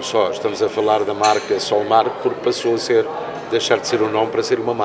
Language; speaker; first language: Portuguese; native; Portuguese